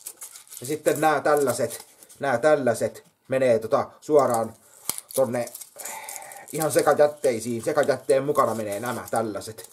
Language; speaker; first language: Finnish; native; Finnish